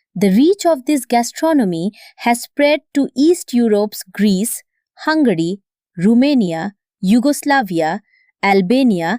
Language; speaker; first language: English; non-native, local second language; Bangla